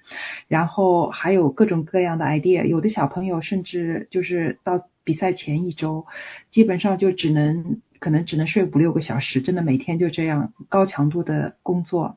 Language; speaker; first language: Chinese; native; Chinese